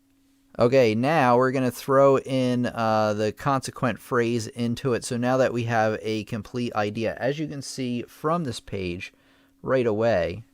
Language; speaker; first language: English; native; English